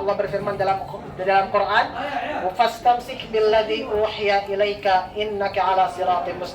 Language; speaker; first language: Indonesian; native; Indonesian